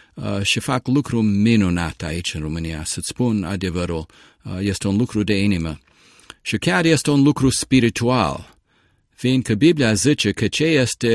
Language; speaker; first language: Romanian; early bilingual, heritage; Romanian